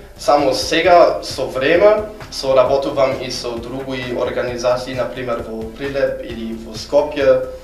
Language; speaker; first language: Macedonian; non-native, fluent; German